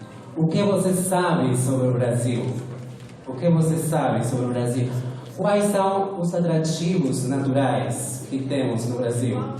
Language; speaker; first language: Portuguese; non-native, fluent; Spanish